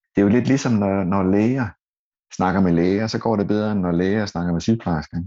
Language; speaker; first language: Danish; native; Danish